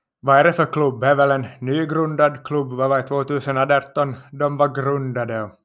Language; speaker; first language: Swedish; native; Swedish